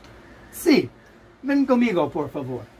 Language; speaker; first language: Spanish; non-native, learner; English